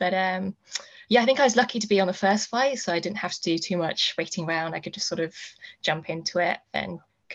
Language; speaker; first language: English; native; English